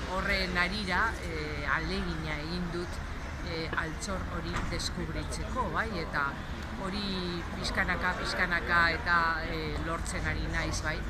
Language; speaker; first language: Basque; non-native, local second language; Spanish